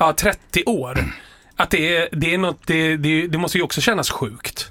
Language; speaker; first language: Swedish; native; Swedish